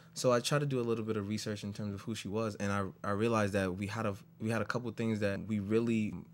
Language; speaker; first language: English; native; English